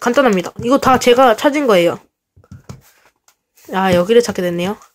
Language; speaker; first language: Korean; native; Korean